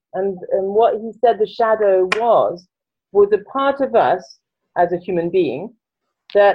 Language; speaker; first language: English; non-native, fluent; French